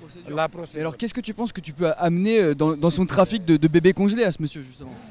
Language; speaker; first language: French; native; French